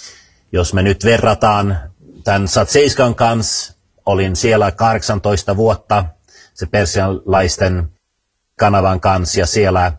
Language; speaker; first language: Finnish; early bilingual, heritage; Finnish